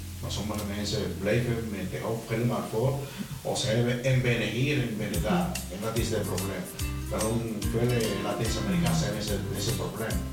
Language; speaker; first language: Dutch; non-native, fluent; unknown